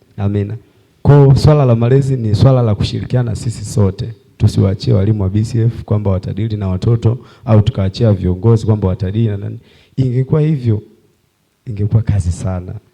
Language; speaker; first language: Swahili; native; Swahili